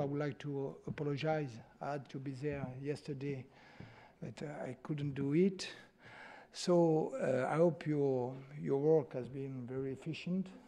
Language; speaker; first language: English; non-native, learner; French